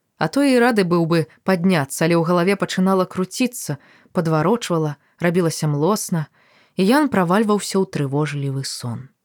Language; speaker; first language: Belarusian; native; Belarusian